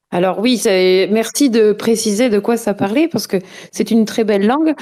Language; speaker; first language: French; native; French